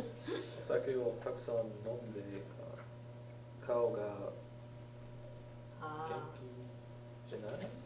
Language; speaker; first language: Japanese; non-native, learner; English